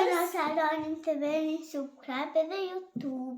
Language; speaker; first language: Albanian; early bilingual, heritage; Albanian